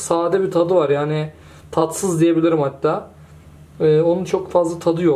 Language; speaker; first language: Turkish; native; Turkish